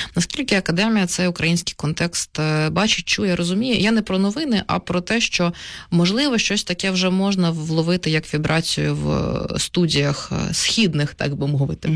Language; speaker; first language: Ukrainian; native; Ukrainian